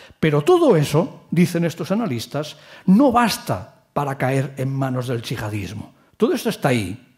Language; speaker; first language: Spanish; non-native, local second language; Catalan